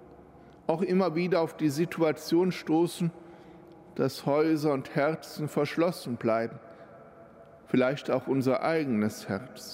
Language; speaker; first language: German; native; German